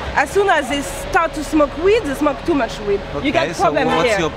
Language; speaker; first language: English; non-native, learner; French